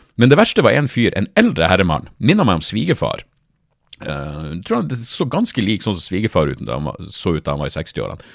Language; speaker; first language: Norwegian; native; Norwegian